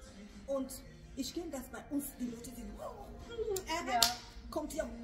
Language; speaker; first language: German; non-native, learner; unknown